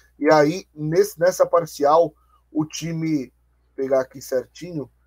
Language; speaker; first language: Portuguese; native; Portuguese